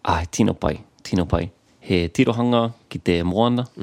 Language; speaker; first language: Māori; non-native, local second language; English